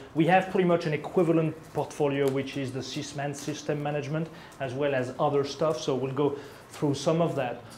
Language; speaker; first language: English; non-native, fluent; French